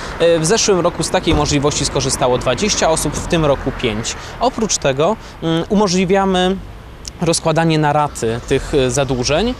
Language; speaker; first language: Polish; native; Polish